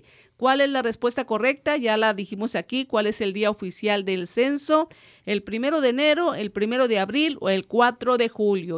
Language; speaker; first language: Spanish; native; Spanish